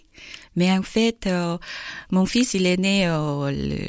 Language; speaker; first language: French; non-native, learner; Korean